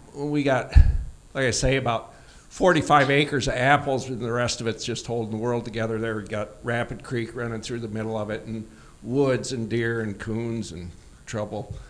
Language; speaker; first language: English; native; English